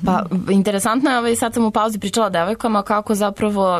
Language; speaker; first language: Serbian; native; Serbian